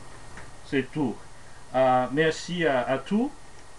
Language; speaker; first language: French; non-native, fluent; English